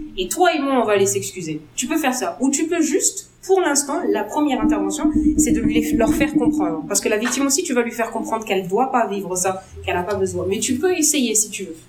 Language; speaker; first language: French; non-native, local second language; Arabic